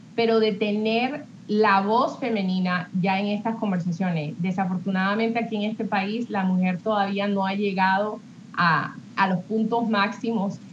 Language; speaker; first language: Spanish; early bilingual, heritage; Spanish